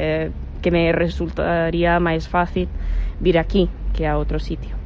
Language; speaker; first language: Galician; non-native, fluent; English